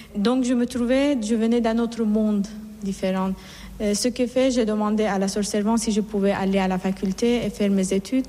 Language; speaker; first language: French; non-native, fluent; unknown